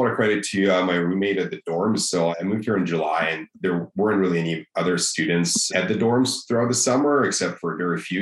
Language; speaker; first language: English; non-native, fluent; Russian